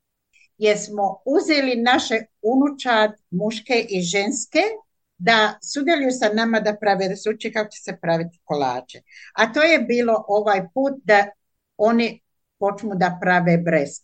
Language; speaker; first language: Croatian; native; Croatian